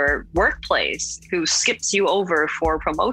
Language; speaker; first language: English; non-native, local second language; Cantonese